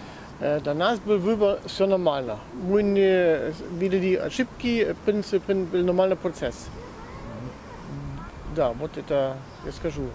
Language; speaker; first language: Russian; non-native, learner; German